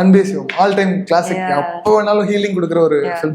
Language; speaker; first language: Tamil; native; Tamil